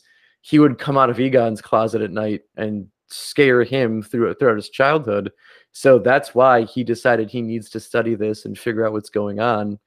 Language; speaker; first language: English; native; English